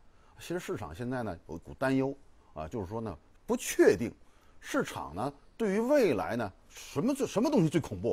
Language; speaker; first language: Chinese; native; Chinese